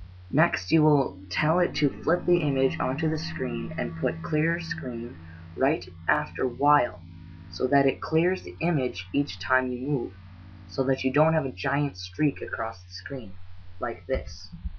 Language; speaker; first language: English; native; English